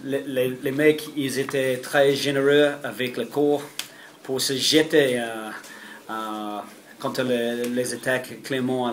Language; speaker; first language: French; non-native, fluent; English